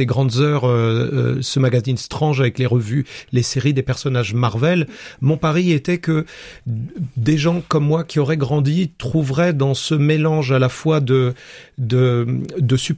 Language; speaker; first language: French; native; French